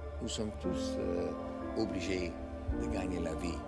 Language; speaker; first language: French; non-native, fluent; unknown